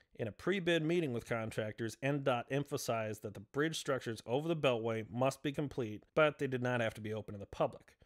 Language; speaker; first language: English; native; English